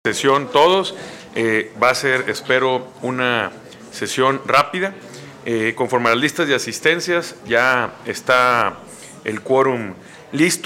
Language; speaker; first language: Spanish; native; Spanish